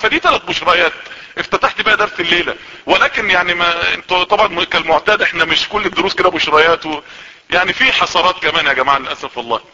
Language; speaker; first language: Arabic; native; Arabic